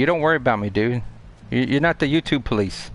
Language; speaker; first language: English; native; English